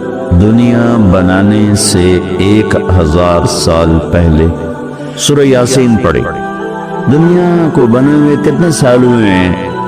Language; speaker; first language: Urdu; non-native, local second language; Saraiki